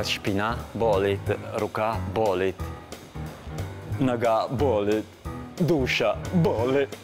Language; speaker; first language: Russian; non-native, learner; Italian